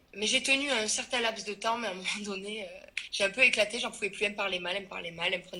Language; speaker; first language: French; native; French